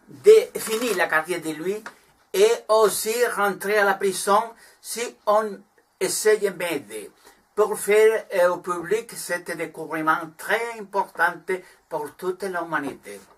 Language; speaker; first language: French; non-native, learner; Spanish